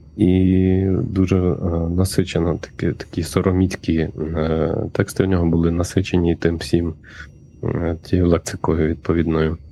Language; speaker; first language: Ukrainian; native; Ukrainian